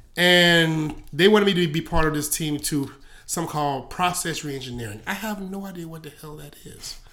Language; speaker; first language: English; native; English